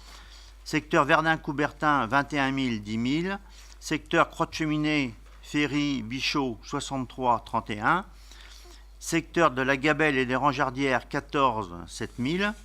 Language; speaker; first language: French; native; French